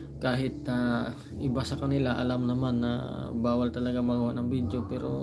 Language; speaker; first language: Filipino; non-native, local second language; Cebuano